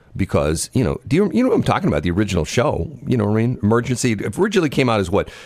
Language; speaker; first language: English; native; English